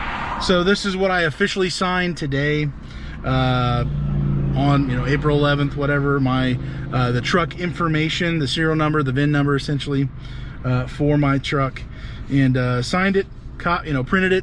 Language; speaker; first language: English; native; English